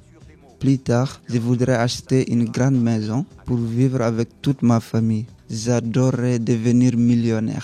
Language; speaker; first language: French; non-native, learner; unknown